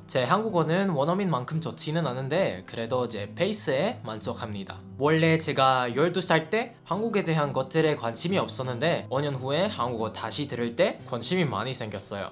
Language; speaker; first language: Korean; non-native, fluent; Indonesian